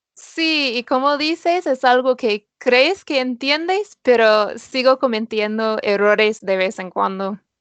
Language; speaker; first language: Spanish; non-native, fluent; English